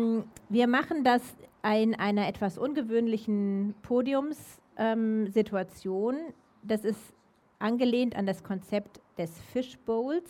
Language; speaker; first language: German; native; German